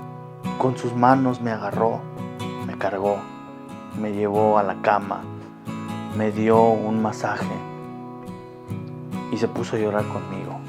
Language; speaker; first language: Spanish; native; Spanish